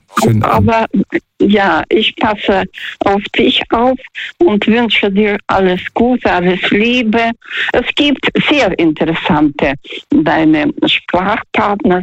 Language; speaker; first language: German; non-native, fluent; Russian